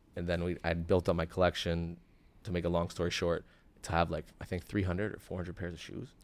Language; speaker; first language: English; native; English